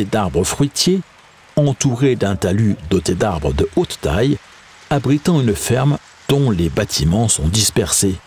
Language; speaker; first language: French; native; French